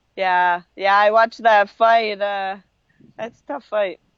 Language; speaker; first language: English; early bilingual, other home language; Lithuanian